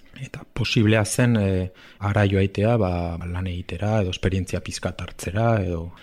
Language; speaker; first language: Basque; non-native, local second language; Spanish